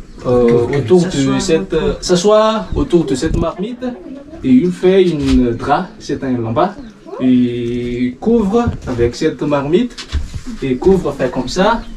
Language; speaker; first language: French; non-native, learner; Malagasy